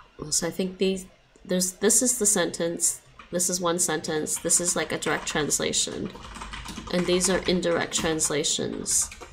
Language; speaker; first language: English; native; English